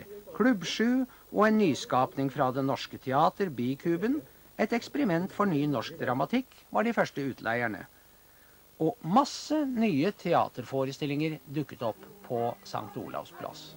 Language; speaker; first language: Norwegian; native; Norwegian